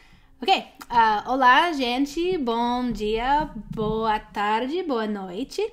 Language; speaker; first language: Portuguese; non-native, learner; English